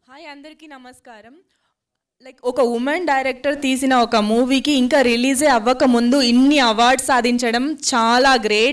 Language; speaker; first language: Telugu; non-native, fluent; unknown